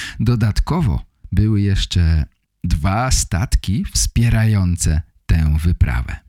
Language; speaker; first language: Polish; native; Polish